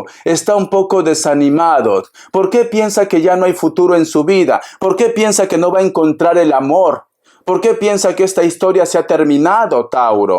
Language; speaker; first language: Spanish; native; Spanish